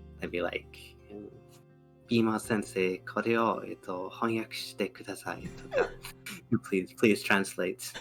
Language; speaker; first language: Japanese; non-native, fluent; English